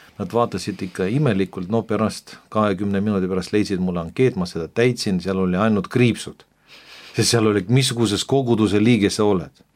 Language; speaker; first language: Estonian; non-native, local second language; Russian